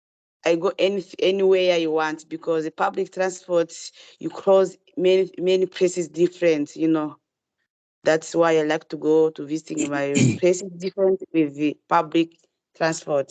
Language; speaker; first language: English; non-native, learner; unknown